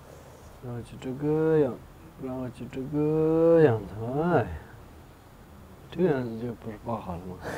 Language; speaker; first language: Chinese; non-native, local second language; Tibetan